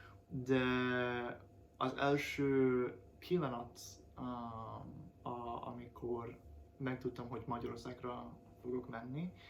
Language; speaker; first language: Hungarian; non-native, fluent; English